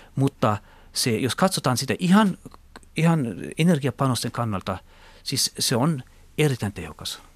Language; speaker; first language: Finnish; non-native, local second language; Swedish